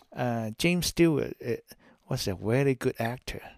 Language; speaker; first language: English; non-native, local second language; Cantonese